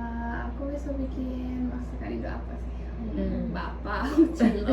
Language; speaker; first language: Indonesian; early bilingual, heritage; Arabic